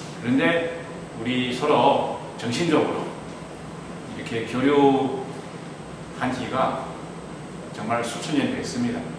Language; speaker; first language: Korean; non-native, fluent; Chinese